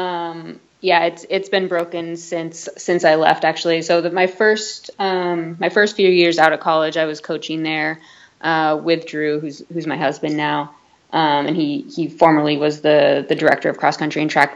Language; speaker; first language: English; native; English